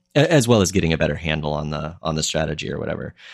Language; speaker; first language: English; native; English